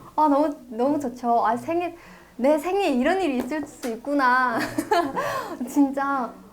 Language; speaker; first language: Korean; native; Korean